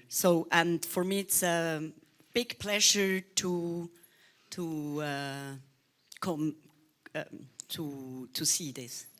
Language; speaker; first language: English; non-native, learner; Swiss German